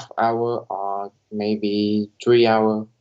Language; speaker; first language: English; non-native, learner; Vietnamese